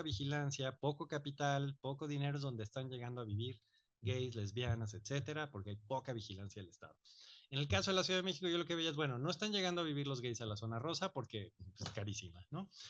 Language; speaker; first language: Spanish; native; Spanish